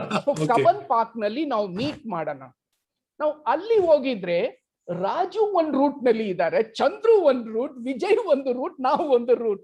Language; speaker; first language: Kannada; non-native, local second language; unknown